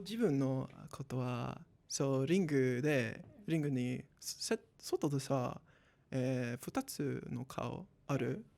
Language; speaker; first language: Japanese; non-native, learner; English